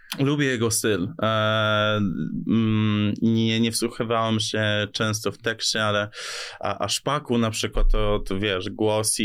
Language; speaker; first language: Polish; early bilingual, heritage; English